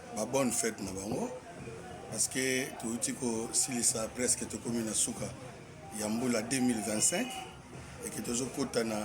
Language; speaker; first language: Lingala; non-native, local second language; Kongo